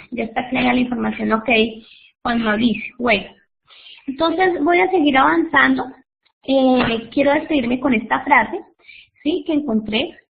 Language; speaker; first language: Spanish; native; Spanish